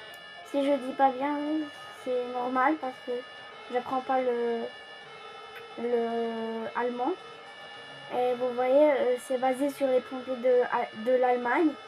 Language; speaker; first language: French; early bilingual, other home language; Polish